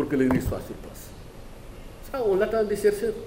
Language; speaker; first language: French; non-native, local second language; Wolof